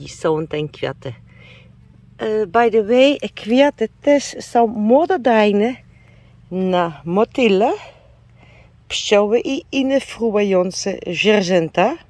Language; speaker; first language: Polish; non-native, learner; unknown